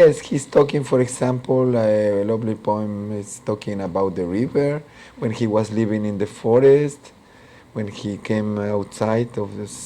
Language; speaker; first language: English; non-native, local second language; Spanish